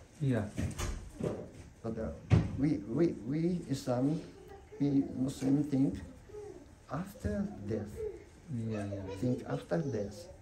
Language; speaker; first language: English; non-native, learner; Japanese